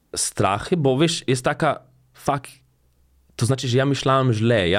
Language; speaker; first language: Polish; non-native, fluent; Slovenian